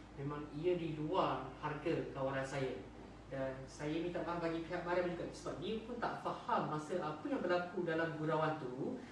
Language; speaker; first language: Malay; native; Malay